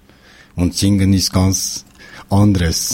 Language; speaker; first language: German; non-native, learner; Kurdish